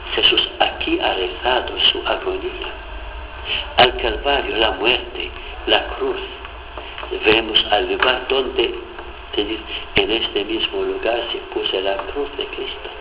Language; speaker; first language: Spanish; non-native, fluent; Arabic